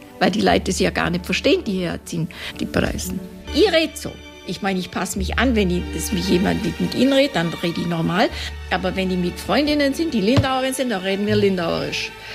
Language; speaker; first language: German; native; German